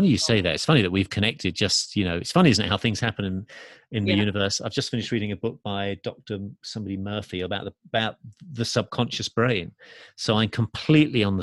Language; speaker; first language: English; native; English